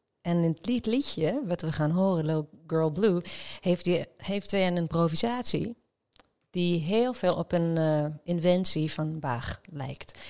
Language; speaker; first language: Dutch; non-native, fluent; Hebrew